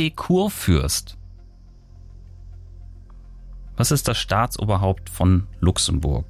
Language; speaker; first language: German; native; German